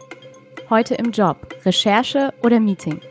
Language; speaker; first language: German; native; German